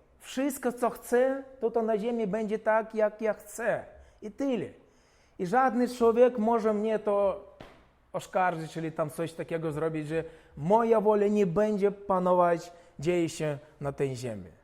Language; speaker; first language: Polish; non-native, fluent; Ukrainian